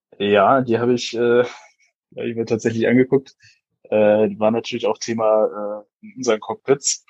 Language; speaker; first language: German; native; German